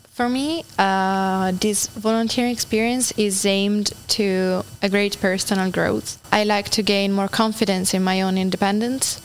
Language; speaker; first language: English; non-native, fluent; Italian